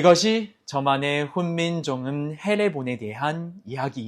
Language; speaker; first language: Korean; non-native, fluent; Chinese